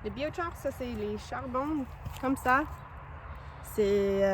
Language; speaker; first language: French; non-native, learner; English